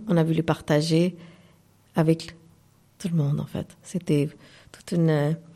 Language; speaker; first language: French; non-native, fluent; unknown